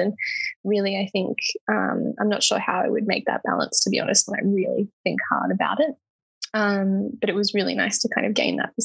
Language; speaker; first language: English; native; English